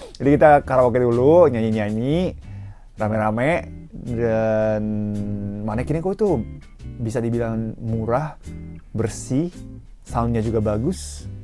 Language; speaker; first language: Indonesian; non-native, fluent; Japanese